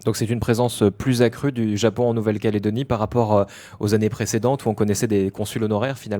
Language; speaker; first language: French; native; French